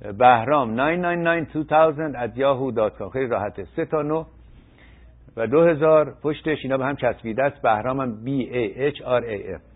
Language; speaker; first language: Persian; native; Persian